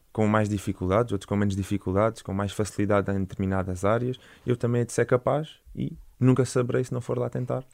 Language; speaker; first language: Portuguese; native; Portuguese